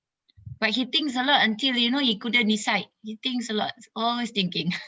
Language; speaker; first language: English; non-native, local second language; Malay